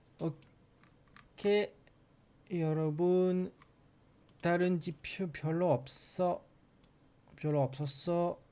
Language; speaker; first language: Korean; non-native, learner; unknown